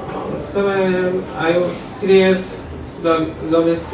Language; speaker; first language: English; non-native, learner; Bangla